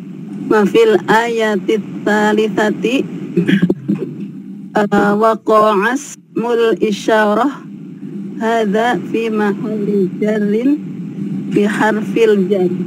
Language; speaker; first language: Arabic; non-native, learner; Indonesian